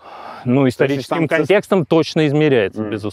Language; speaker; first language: Russian; native; Russian